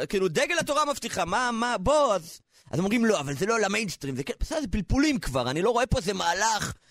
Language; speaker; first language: Hebrew; native; Hebrew